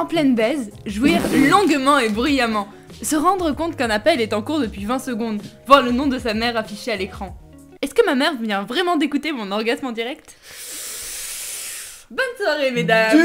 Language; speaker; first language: French; native; French